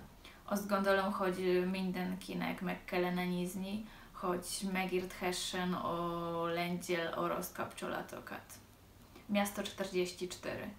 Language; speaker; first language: Hungarian; non-native, learner; Polish